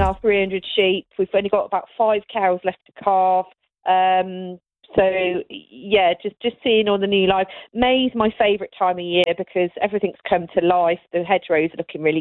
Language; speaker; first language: English; native; English